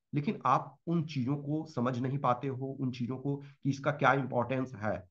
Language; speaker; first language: Hindi; native; Hindi